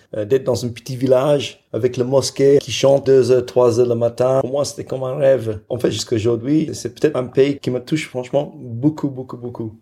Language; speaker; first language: French; non-native, fluent; English